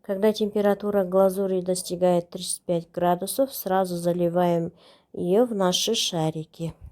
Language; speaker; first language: Russian; non-native, local second language; Kazakh